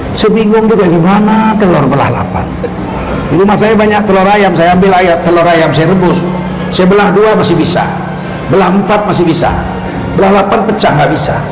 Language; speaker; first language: Indonesian; native; Indonesian